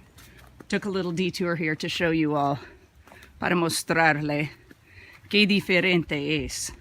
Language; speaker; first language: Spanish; non-native, learner; English